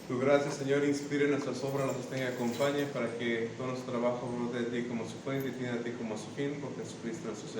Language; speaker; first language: Spanish; native; Spanish